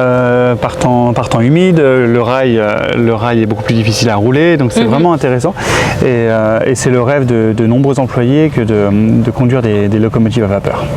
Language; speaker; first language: French; native; French